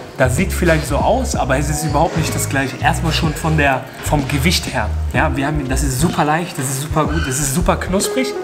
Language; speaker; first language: German; native; German